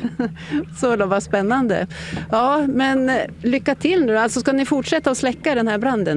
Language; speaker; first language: Swedish; native; Swedish